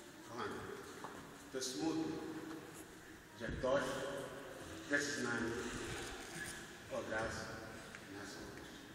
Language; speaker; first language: Polish; non-native, learner; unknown